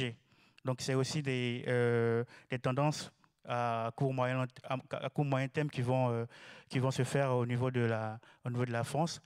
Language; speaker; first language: French; native; French